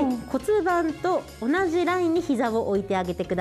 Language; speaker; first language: Japanese; native; Japanese